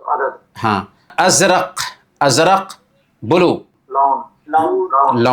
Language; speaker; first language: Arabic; non-native, fluent; Urdu